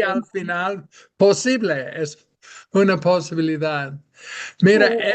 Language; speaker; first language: Spanish; non-native, fluent; English